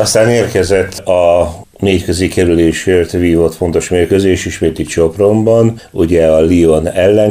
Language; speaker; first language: Hungarian; native; Hungarian